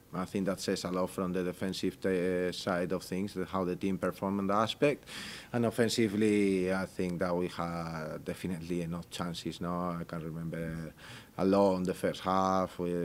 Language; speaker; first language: English; non-native, fluent; Spanish